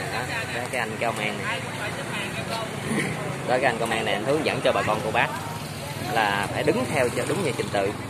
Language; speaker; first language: Vietnamese; native; Vietnamese